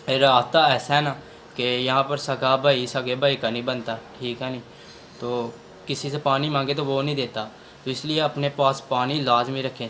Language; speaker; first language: Urdu; non-native, local second language; Punjabi